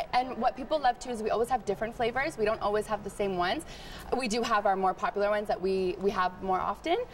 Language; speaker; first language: English; early bilingual, heritage; Spanish